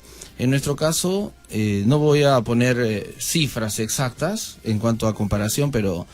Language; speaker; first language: Spanish; native; Spanish